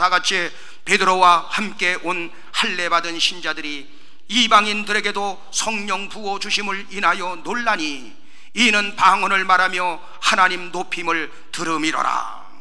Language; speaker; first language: Korean; native; Korean